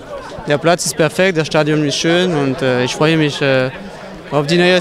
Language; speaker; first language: German; non-native, local second language; French